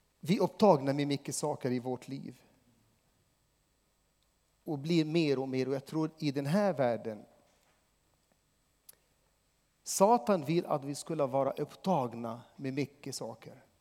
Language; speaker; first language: Swedish; non-native, fluent; Arabic